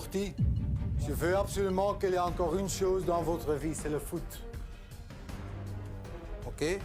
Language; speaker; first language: French; non-native, local second language; Dutch